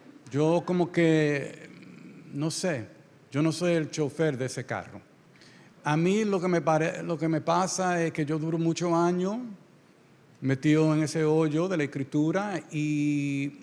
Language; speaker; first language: Spanish; early bilingual, heritage; Spanish